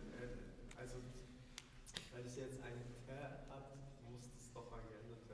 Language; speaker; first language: German; early bilingual, other home language; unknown